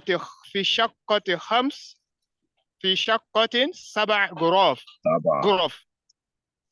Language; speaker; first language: Arabic; non-native, learner; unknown